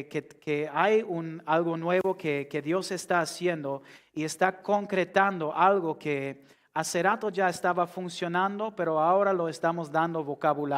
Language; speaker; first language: Spanish; non-native, fluent; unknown